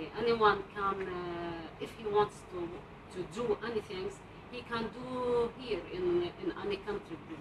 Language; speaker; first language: English; non-native, learner; Arabic